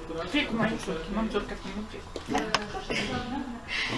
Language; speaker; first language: Polish; non-native, learner; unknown